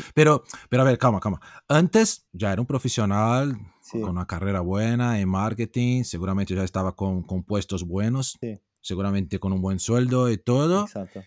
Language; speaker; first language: Spanish; non-native, fluent; Portuguese